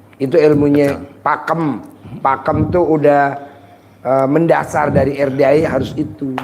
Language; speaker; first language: Indonesian; native; Indonesian